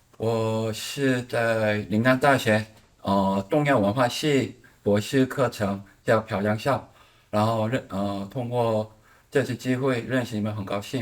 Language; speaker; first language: Chinese; non-native, learner; Korean